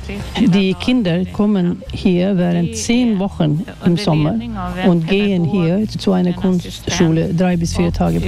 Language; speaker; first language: German; non-native, fluent; Swedish